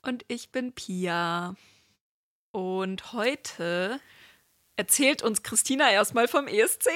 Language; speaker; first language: German; native; German